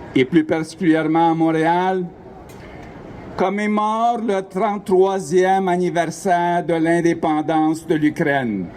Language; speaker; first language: French; non-native, local second language; Ukrainian